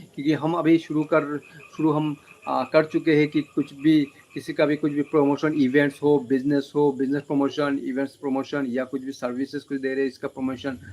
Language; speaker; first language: Hindi; non-native, local second language; Bangla